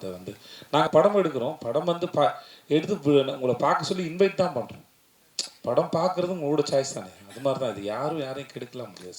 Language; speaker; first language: Tamil; native; Tamil